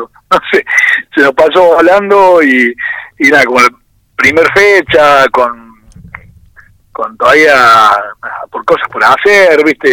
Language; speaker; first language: Spanish; native; Spanish